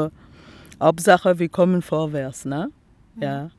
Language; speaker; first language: German; non-native, fluent; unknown